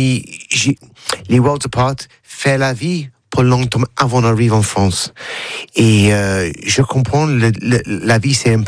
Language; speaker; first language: French; non-native, learner; English